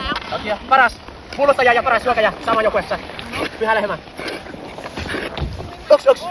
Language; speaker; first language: Finnish; non-native, learner; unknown